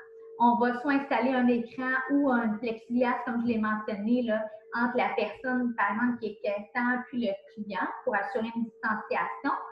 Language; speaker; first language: French; native; French